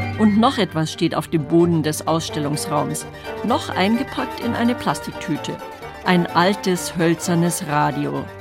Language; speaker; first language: German; native; German